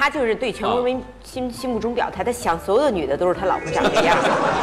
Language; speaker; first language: Chinese; native; Chinese